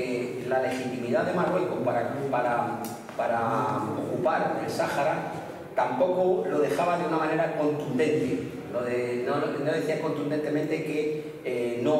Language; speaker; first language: Spanish; native; Spanish